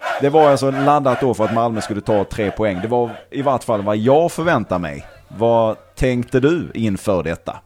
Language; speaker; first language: Swedish; native; Swedish